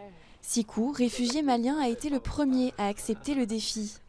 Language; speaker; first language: French; native; French